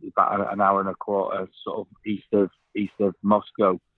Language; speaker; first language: English; native; English